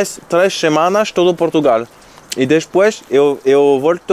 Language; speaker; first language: Portuguese; non-native, learner; French